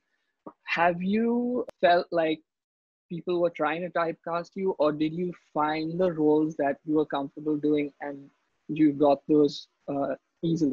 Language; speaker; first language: English; non-native, local second language; Hindi